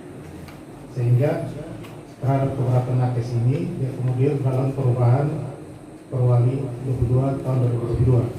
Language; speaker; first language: Indonesian; native; Indonesian